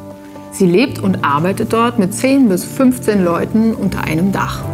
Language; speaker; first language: German; native; German